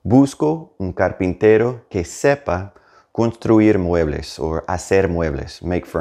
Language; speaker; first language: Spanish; non-native, fluent; English